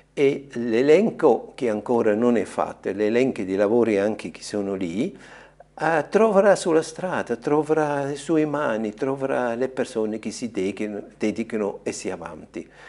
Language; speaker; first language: Italian; non-native, fluent; German